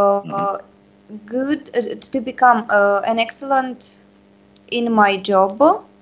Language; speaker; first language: English; non-native, learner; Russian